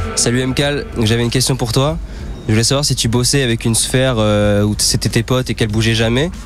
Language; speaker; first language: French; native; French